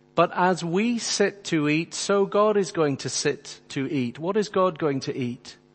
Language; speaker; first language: English; native; English